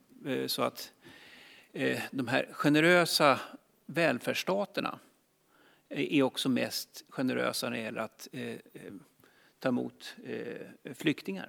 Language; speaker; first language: Swedish; native; Swedish